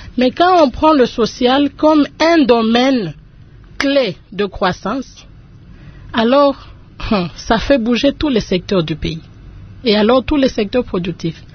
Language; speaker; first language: French; non-native, local second language; Lingala